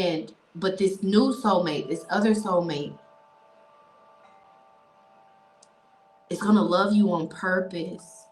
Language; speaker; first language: English; native; English